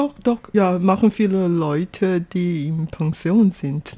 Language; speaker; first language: German; non-native, fluent; Chinese